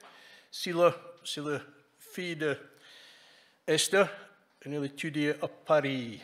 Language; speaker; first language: French; non-native, fluent; English